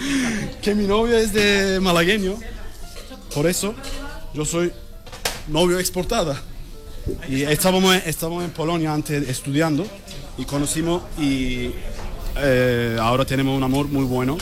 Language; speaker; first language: Spanish; non-native, learner; Turkish